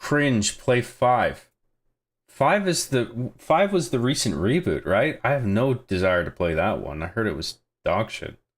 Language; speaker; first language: English; native; English